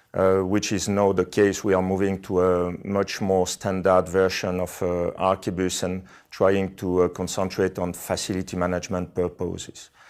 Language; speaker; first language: English; non-native, fluent; French